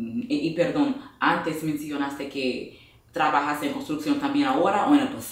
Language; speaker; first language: Spanish; non-native, fluent; English